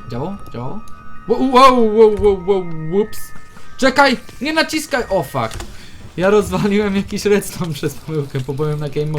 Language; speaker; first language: Polish; native; Polish